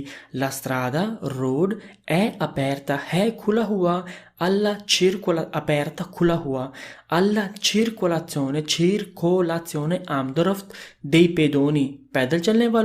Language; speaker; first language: Italian; non-native, fluent; Urdu